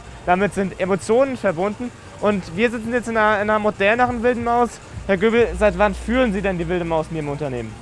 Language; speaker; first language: German; native; German